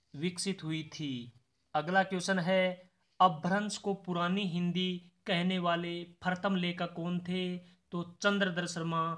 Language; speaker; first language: Hindi; native; Hindi